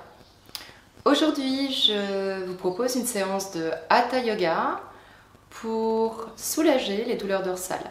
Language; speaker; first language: French; native; French